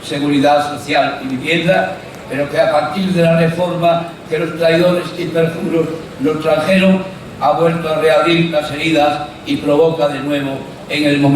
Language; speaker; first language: Spanish; native; Spanish